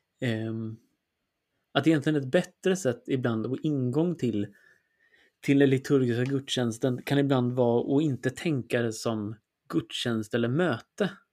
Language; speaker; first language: Swedish; native; Swedish